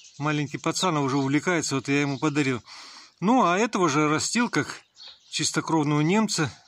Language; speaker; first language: Russian; native; Russian